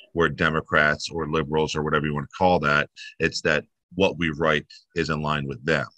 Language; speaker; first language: English; native; English